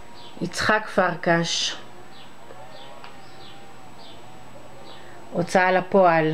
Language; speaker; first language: Hebrew; native; Hebrew